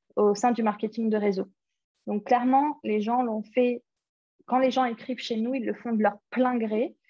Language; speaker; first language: French; early bilingual, other home language; English